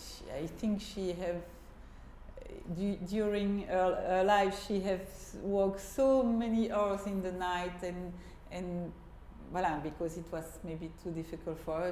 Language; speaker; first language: English; non-native, fluent; French